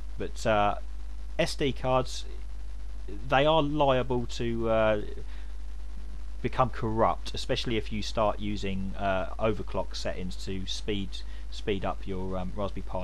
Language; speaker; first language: English; native; English